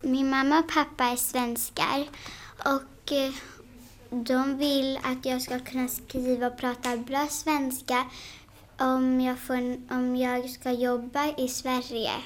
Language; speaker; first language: Swedish; early bilingual, heritage; Swedish